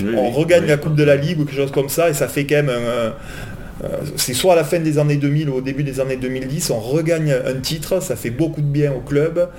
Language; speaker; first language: French; native; French